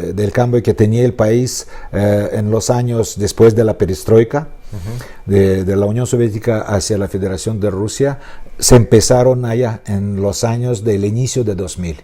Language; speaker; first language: Spanish; non-native, fluent; Russian